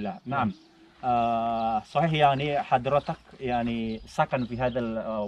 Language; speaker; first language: Arabic; non-native, learner; Indonesian